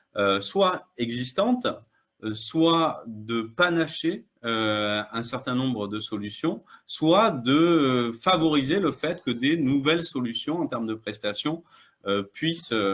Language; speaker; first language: French; native; French